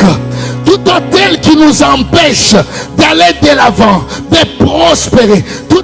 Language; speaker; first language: French; non-native, local second language; Lingala